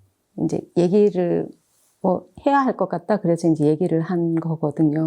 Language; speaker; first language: Korean; native; Korean